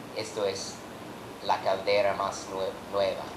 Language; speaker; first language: Spanish; non-native, learner; English